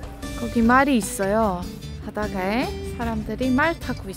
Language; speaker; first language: Korean; non-native, fluent; Dutch